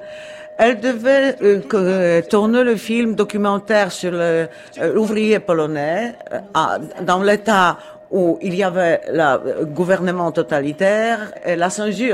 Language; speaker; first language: French; non-native, learner; Polish